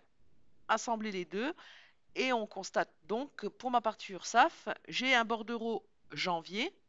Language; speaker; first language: French; native; French